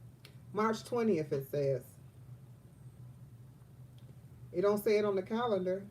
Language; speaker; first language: English; native; English